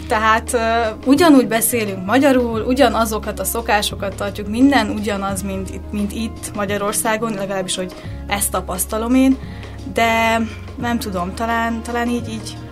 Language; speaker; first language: Hungarian; native; Hungarian